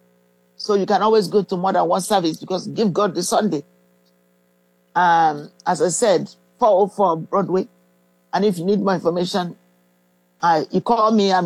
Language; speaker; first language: English; native; English